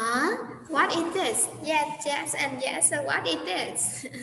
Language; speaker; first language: English; non-native, fluent; Vietnamese